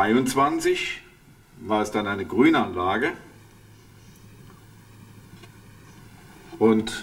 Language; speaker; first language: German; native; German